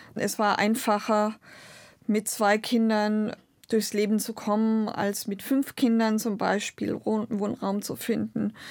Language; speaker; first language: German; non-native, local second language; Romany